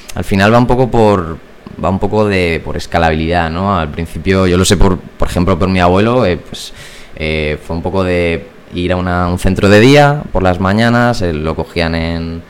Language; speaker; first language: Spanish; native; Spanish